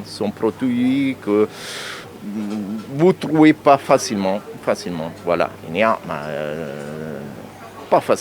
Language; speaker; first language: French; non-native, learner; Italian